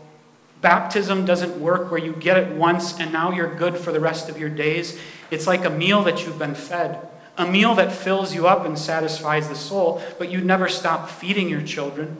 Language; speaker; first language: English; native; English